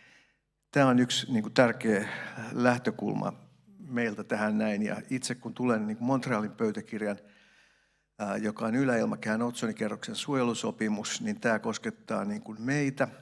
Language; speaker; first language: Finnish; native; Finnish